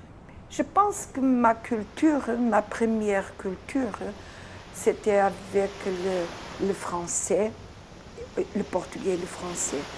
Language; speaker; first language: French; non-native, fluent; Portuguese